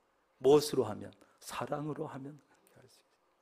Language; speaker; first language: Korean; native; Korean